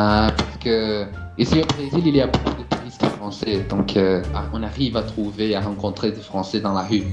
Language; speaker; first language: French; non-native, fluent; Portuguese